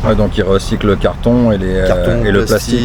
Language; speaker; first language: French; native; French